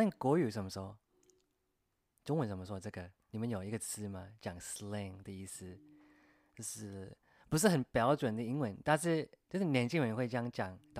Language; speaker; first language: Chinese; non-native, fluent; English